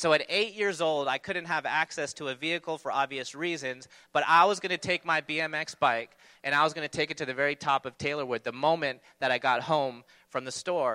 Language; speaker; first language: English; native; English